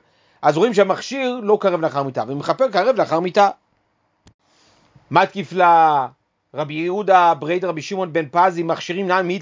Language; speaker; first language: Hebrew; native; Hebrew